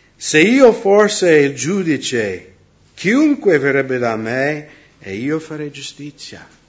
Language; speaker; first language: Italian; non-native, fluent; English